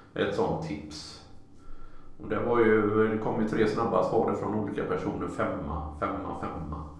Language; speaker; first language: Swedish; native; Swedish